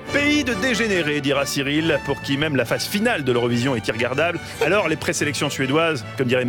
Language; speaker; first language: French; native; French